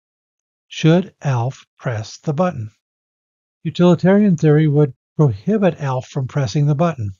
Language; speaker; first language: English; native; English